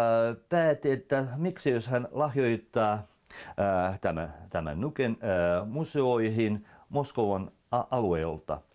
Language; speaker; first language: Finnish; non-native, local second language; Russian